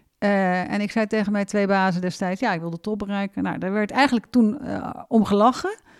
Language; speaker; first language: Dutch; native; Dutch